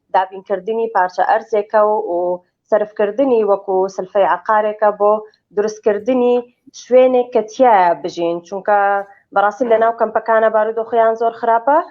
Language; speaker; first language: Central Kurdish; non-native, local second language; Kurdish